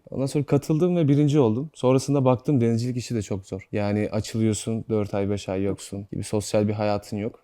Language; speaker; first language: Turkish; native; Turkish